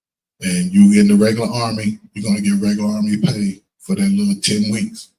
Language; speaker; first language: English; native; English